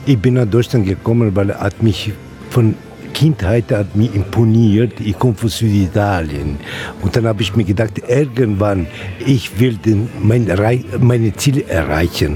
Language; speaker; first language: German; non-native, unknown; Italian